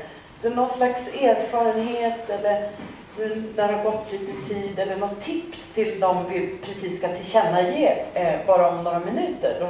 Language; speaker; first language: Swedish; native; Swedish